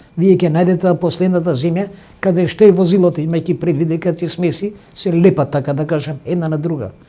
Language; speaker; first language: Macedonian; non-native, local second language; Albanian